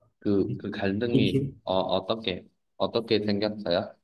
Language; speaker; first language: Korean; non-native, fluent; Vietnamese